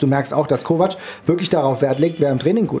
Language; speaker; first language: German; native; German